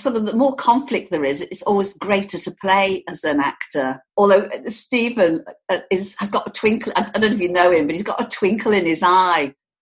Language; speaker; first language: English; native; English